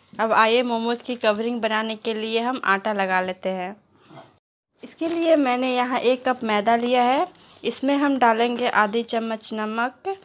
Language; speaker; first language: Hindi; native; Hindi